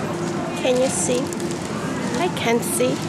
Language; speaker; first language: English; non-native, learner; Korean